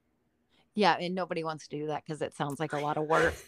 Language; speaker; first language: English; native; English